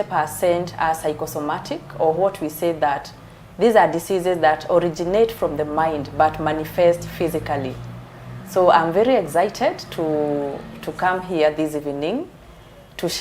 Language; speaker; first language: English; non-native, local second language; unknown